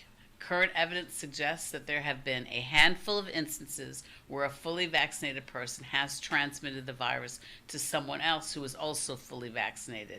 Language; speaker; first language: English; native; English